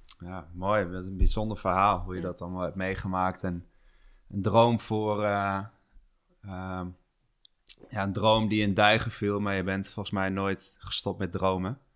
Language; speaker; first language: Dutch; native; Dutch